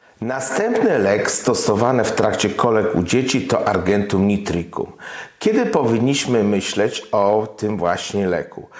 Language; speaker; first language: Polish; native; Polish